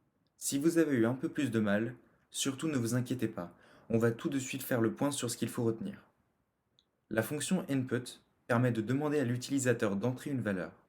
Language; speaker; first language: French; native; French